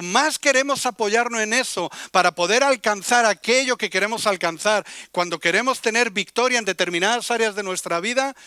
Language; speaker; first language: Spanish; native; Spanish